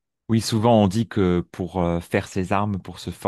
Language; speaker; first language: French; native; French